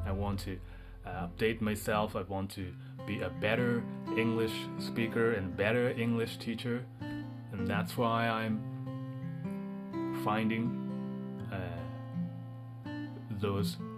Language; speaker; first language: English; non-native, fluent; Japanese